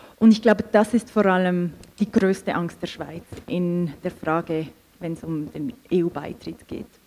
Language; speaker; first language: German; native; German